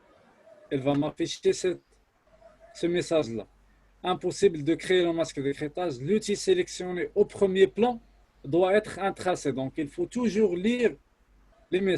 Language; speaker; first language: French; non-native, local second language; Arabic